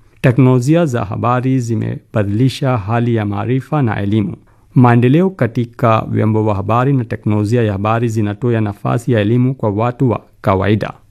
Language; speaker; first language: Swahili; non-native, fluent; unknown